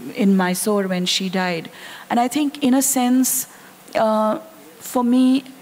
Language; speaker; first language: English; non-native, local second language; Hindi